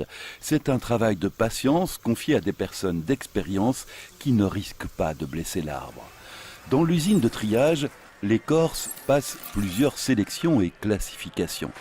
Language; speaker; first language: French; native; French